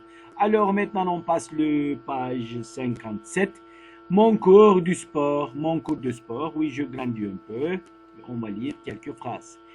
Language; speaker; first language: French; non-native, fluent; Turkish